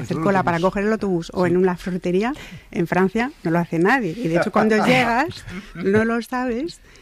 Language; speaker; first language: Spanish; non-native, fluent; French